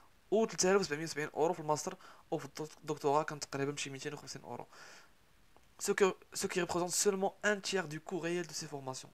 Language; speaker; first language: French; non-native, local second language; Arabic